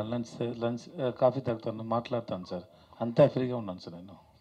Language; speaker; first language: Telugu; non-native, learner; Tamil